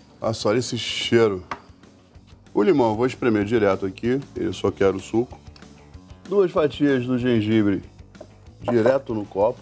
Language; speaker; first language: Portuguese; non-native, fluent; English